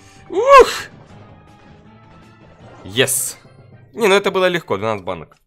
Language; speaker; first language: Russian; native; Russian